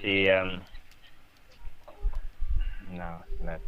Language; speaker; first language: English; non-native, learner; Vietnamese